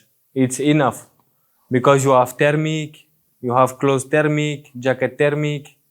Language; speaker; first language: English; non-native, learner; French